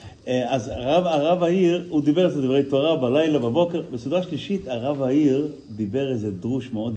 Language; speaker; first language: Hebrew; non-native, fluent; Yiddish